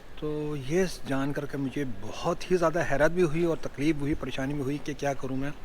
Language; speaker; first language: Urdu; non-native, local second language; Punjabi